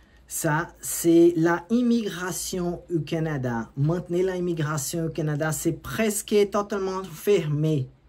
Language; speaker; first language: French; non-native, learner; Portuguese